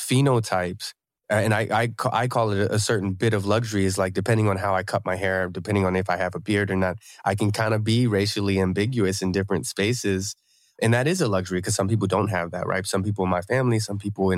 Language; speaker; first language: English; native; English